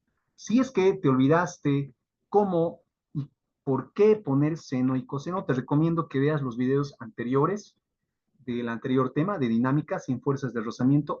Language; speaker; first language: Spanish; native; Spanish